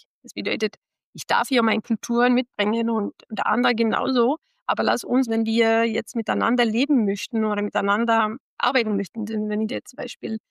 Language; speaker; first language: German; non-native, fluent; Arabic